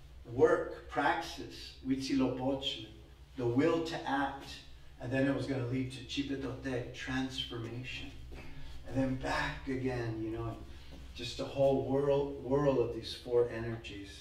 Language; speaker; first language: English; native; English